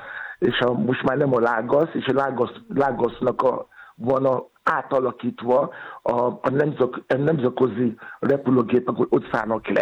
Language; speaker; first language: Hungarian; non-native, learner; Yoruba